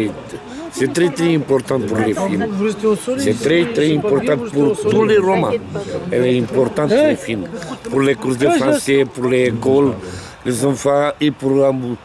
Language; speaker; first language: French; non-native, learner; Romanian